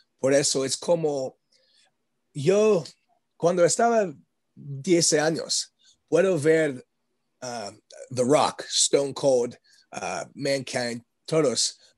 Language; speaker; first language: Spanish; non-native, learner; English